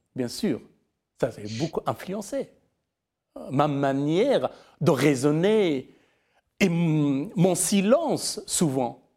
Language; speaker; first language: French; non-native, fluent; Persian